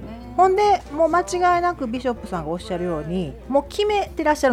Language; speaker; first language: Japanese; native; Japanese